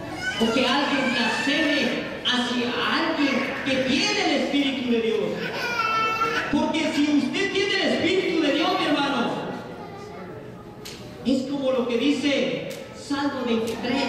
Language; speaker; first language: Spanish; native; Spanish